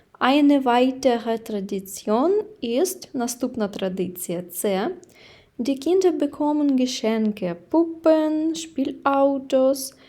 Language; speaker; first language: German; non-native, fluent; Ukrainian